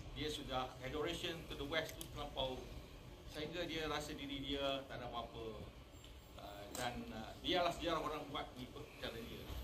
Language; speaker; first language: Malay; native; Malay